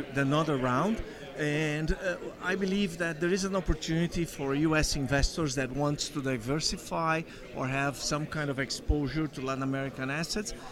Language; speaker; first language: English; non-native, fluent; Portuguese